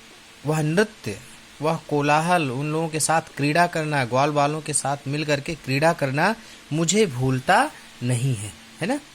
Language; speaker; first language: Hindi; native; Hindi